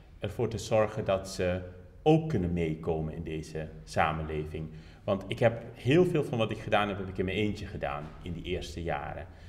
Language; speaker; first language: Dutch; native; Dutch